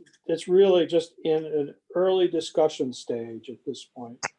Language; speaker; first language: English; native; English